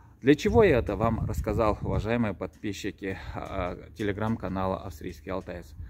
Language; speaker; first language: Russian; non-native, local second language; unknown